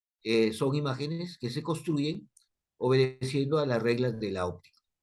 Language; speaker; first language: Spanish; native; Spanish